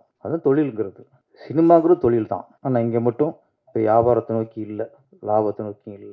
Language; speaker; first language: Tamil; native; Tamil